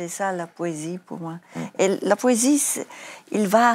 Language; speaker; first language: French; non-native, learner; Afrikaans